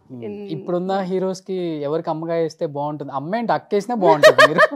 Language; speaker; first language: Telugu; native; Telugu